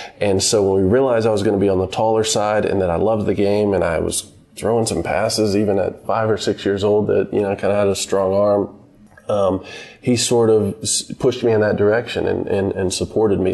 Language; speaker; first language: English; native; English